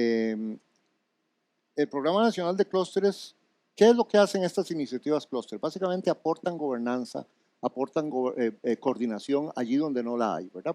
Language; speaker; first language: Spanish; native; Spanish